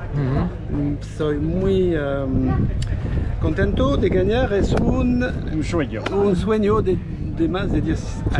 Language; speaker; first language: Spanish; non-native, learner; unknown